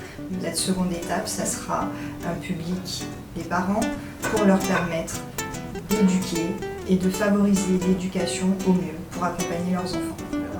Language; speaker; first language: French; native; French